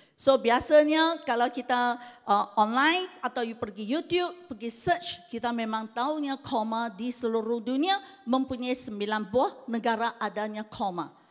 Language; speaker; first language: Malay; non-native, local second language; Chinese